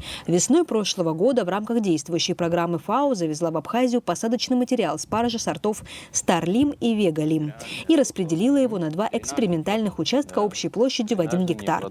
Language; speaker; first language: Russian; native; Russian